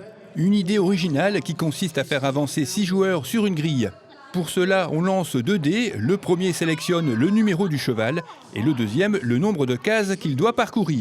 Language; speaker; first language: French; native; French